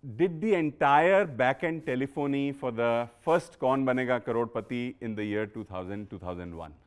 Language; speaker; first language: English; non-native, local second language; Punjabi